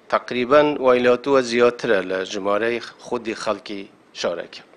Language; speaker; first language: Central Kurdish; non-native, local second language; Kurdish